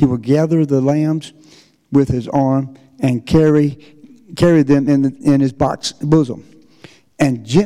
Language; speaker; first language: English; native; English